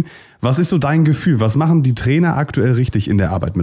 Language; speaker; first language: German; native; German